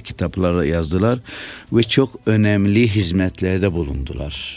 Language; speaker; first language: Turkish; non-native, local second language; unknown